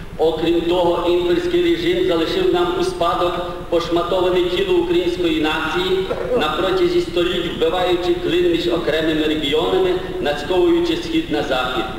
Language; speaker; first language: Ukrainian; native; Ukrainian